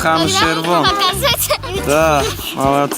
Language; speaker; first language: Russian; non-native, local second language; Tajik